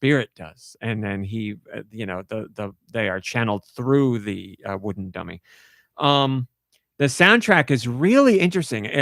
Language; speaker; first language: English; native; English